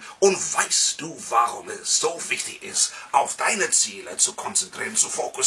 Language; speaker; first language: German; non-native, fluent; English